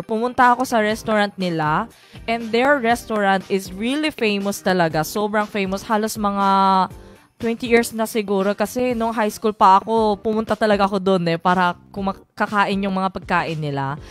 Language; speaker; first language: Filipino; non-native, fluent; Korean